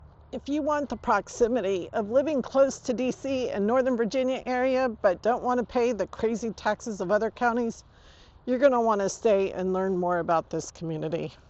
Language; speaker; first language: English; native; English